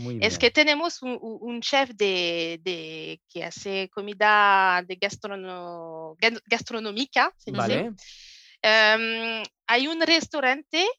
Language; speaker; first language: Spanish; non-native, learner; French